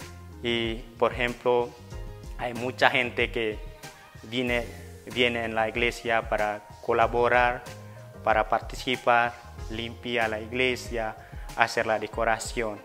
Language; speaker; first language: Spanish; non-native, fluent; Indonesian